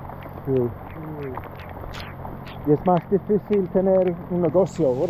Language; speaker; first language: Spanish; non-native, learner; English